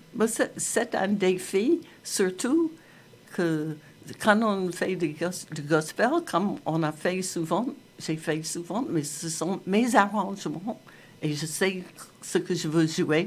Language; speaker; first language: French; non-native, fluent; English